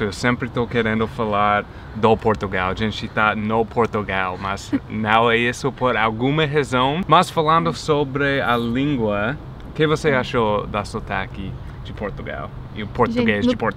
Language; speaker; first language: Portuguese; non-native, fluent; English